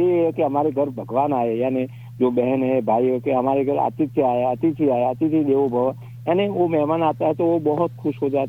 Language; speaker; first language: Hindi; non-native, local second language; Gujarati